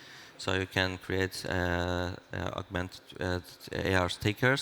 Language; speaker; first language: English; non-native, fluent; Armenian